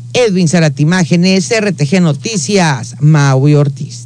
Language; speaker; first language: Spanish; native; Spanish